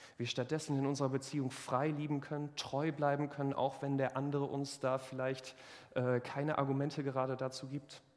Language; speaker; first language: German; native; German